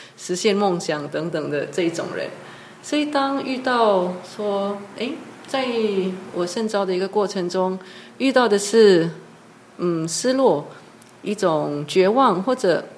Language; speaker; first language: Chinese; non-native, local second language; English